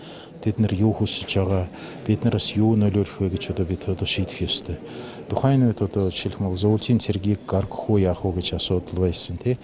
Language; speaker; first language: Mongolian; non-native, fluent; Russian